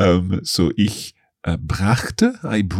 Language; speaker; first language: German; non-native, learner; English